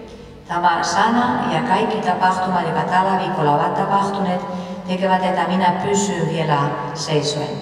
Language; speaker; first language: Finnish; non-native, fluent; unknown